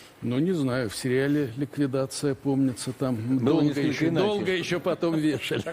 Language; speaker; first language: Russian; native; Russian